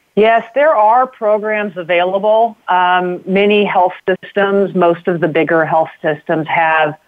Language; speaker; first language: English; native; English